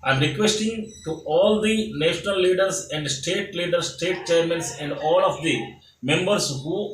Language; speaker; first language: English; non-native, local second language; Telugu